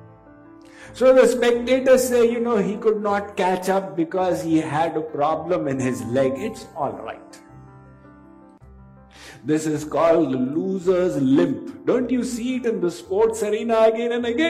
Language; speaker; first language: English; non-native, local second language; Hindi